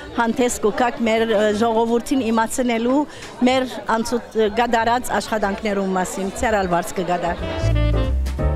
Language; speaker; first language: Armenian; early bilingual, heritage; Armenian